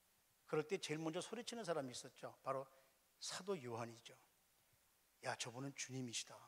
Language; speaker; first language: Korean; native; Korean